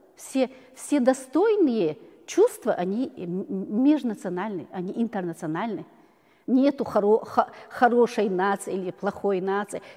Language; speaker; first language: Russian; non-native, local second language; Chechen